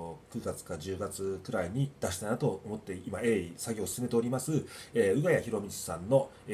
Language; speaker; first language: Japanese; native; Japanese